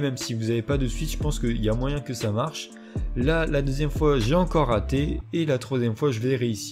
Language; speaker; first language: French; native; French